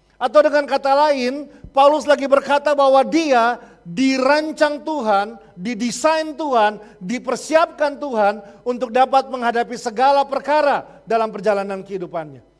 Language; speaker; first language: Indonesian; native; Indonesian